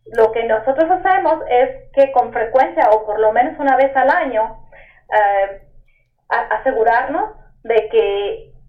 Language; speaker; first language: Spanish; native; Spanish